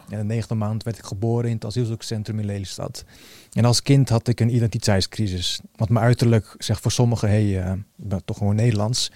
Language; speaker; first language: Dutch; early bilingual, other home language; Bosnian